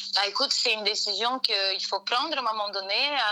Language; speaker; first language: French; non-native, fluent; Portuguese